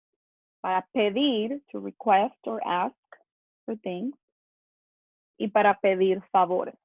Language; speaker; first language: Spanish; non-native, fluent; English